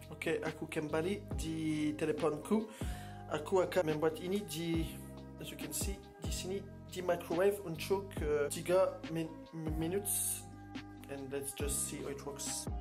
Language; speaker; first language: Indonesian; non-native, learner; French